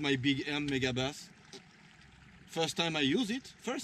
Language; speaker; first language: English; non-native, learner; French